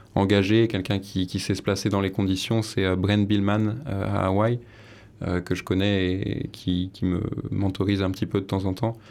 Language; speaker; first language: French; native; French